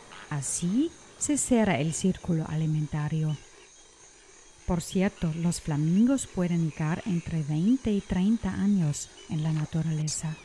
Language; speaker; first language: Spanish; non-native, fluent; German